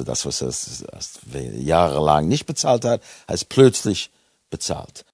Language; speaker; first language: German; non-native, fluent; English